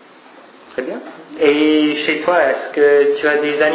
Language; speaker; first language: French; non-native, fluent; English